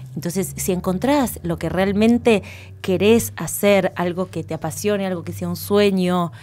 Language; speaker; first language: Spanish; native; Spanish